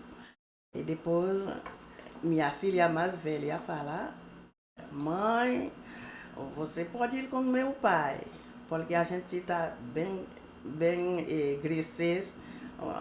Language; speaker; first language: Portuguese; non-native, learner; Haitian Creole